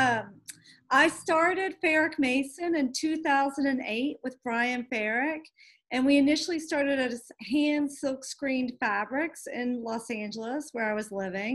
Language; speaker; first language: English; native; English